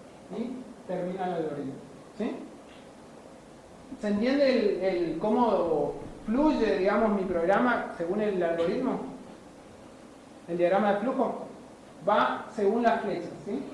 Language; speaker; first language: Spanish; native; Spanish